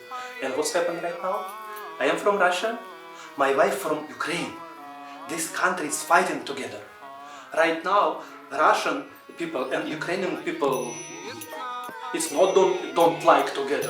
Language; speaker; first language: English; non-native, learner; Russian